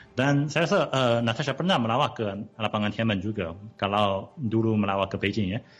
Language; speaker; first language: Malay; non-native, fluent; Chinese